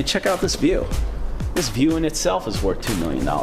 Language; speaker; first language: English; native; English